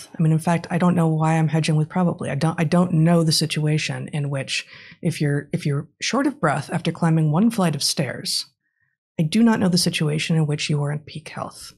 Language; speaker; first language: English; native; English